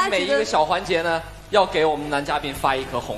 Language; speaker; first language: Chinese; native; Chinese